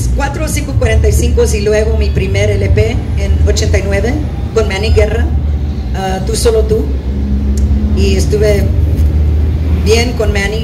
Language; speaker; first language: Spanish; early bilingual, heritage; English